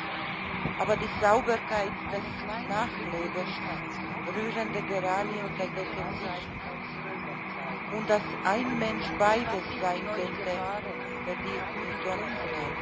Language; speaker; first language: German; non-native, fluent; Croatian